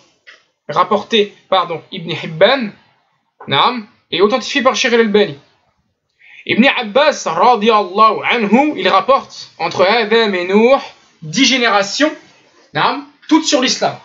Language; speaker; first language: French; native; French